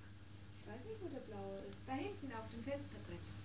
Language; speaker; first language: German; native; German